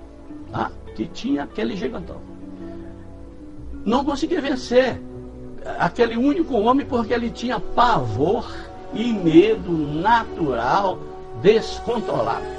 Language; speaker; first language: Portuguese; native; Portuguese